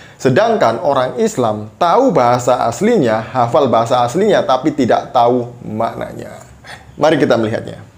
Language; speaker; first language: Indonesian; native; Indonesian